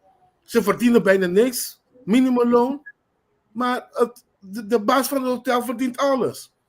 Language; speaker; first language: Dutch; non-native, local second language; Papiamento